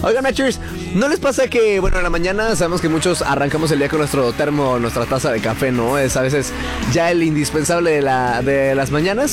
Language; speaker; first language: Spanish; native; Spanish